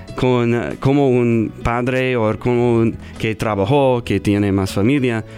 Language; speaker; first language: Spanish; non-native, learner; English